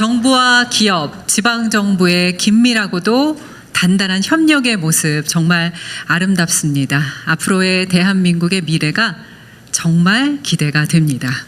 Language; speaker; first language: Korean; native; Korean